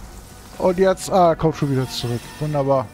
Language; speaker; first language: German; native; German